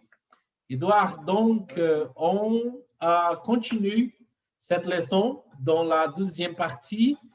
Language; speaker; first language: French; non-native, fluent; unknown